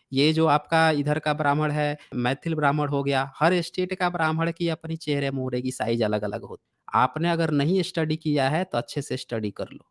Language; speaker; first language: Hindi; native; Hindi